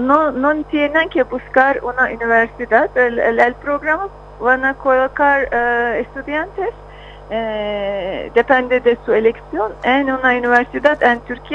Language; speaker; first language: Spanish; non-native, fluent; Turkish